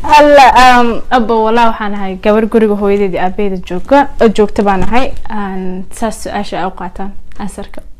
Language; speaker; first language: Somali; early bilingual, heritage; Somali